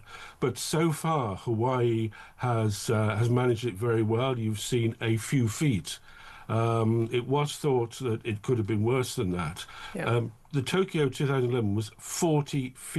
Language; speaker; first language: English; native; English